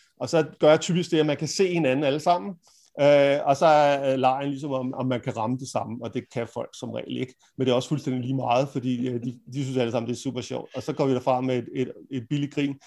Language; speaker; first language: Danish; native; Danish